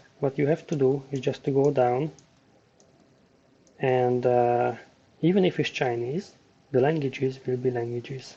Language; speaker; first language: English; non-native, fluent; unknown